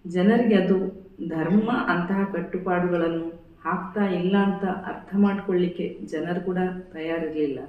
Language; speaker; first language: Kannada; non-native, local second language; Badaga